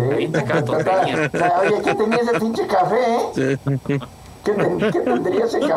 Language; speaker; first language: Spanish; native; Spanish